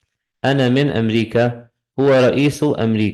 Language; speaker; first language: Arabic; non-native, fluent; English